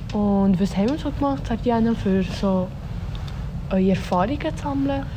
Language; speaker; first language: German; early bilingual, other home language; Swiss German